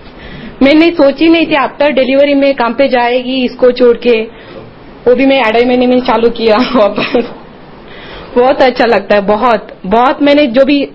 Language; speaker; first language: Hindi; non-native, local second language; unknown